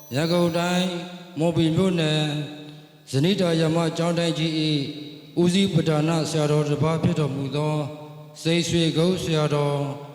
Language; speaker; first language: Burmese; native; Burmese